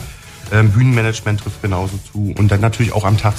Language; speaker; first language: German; native; German